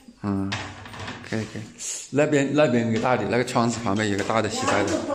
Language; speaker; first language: Chinese; native; Chinese